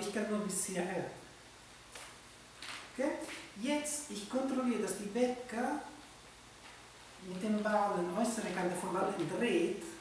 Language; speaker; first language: German; non-native, fluent; Italian